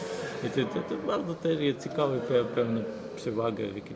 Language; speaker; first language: Polish; non-native, learner; Ukrainian